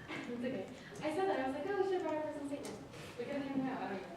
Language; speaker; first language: English; native; English